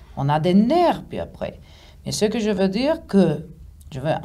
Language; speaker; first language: French; non-native, fluent; Greek